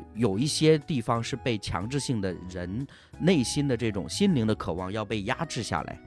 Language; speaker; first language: Chinese; native; Chinese